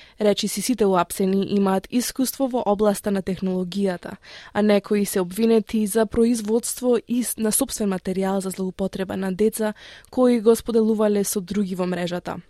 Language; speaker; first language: Macedonian; native; Macedonian